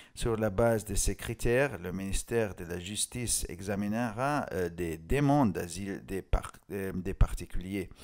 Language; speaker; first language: French; non-native, fluent; Hungarian